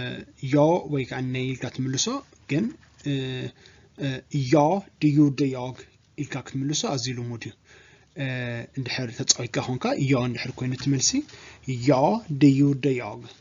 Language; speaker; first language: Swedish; non-native, fluent; Tigrinya